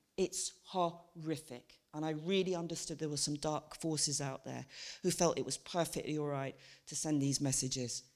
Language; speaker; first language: English; native; English